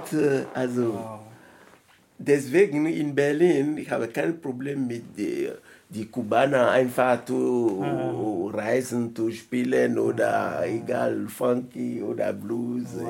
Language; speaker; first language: German; non-native, learner; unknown